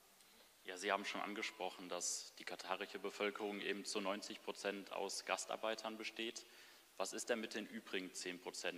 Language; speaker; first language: German; native; German